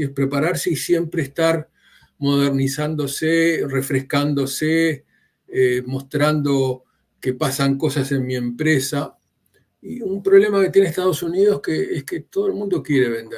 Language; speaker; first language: Spanish; non-native, fluent; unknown